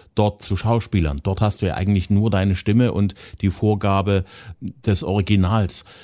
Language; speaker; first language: German; native; German